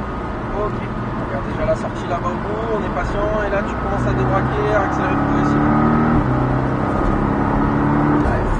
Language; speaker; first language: French; native; French